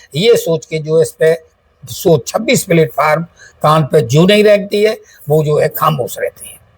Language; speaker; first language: Hindi; native; Hindi